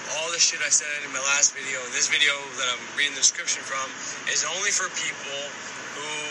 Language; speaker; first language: English; native; English